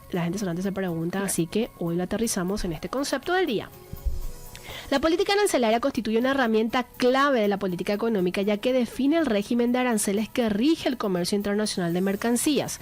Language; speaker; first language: Spanish; native; Spanish